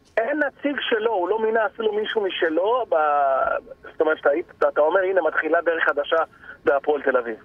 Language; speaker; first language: Hebrew; native; Hebrew